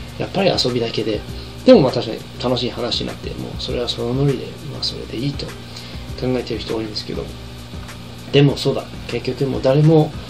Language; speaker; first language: Japanese; non-native, fluent; English